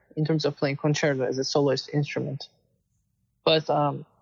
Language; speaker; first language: English; non-native, fluent; Turkish